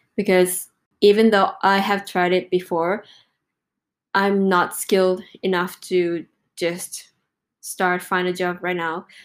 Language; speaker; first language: English; non-native, fluent; Japanese